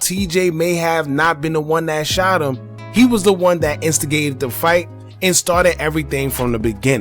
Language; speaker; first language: English; native; English